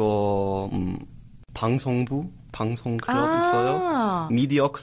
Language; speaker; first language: Korean; non-native, learner; English